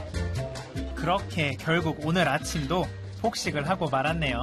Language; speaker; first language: Korean; native; Korean